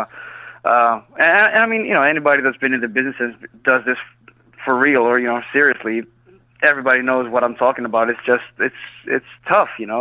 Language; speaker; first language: English; non-native, fluent; Greek